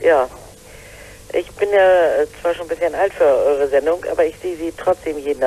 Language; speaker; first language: German; native; German